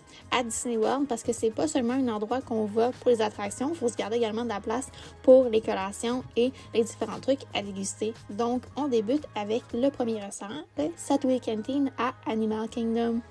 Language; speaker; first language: French; native; French